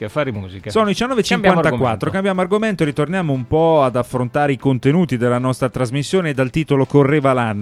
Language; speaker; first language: Italian; native; Italian